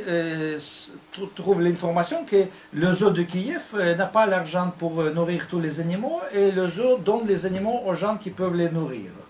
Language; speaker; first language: French; non-native, fluent; Russian